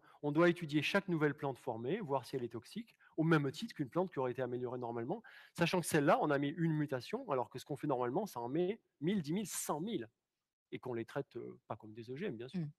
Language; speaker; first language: French; native; French